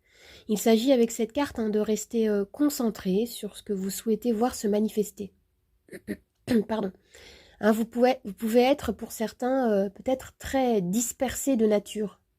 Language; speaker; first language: French; native; French